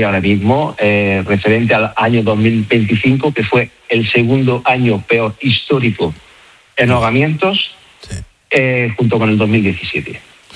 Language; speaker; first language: Spanish; native; Spanish